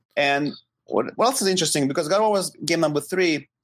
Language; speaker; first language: English; non-native, fluent; Ukrainian